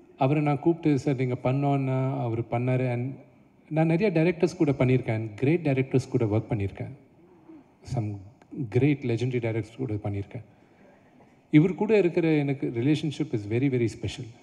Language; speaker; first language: Tamil; non-native, local second language; Telugu